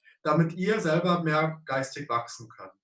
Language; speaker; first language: German; native; German